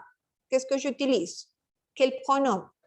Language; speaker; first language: French; non-native, fluent; Spanish